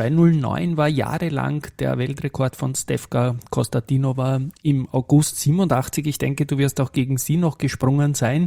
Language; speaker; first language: German; native; German